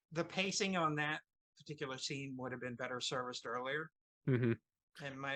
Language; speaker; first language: English; native; English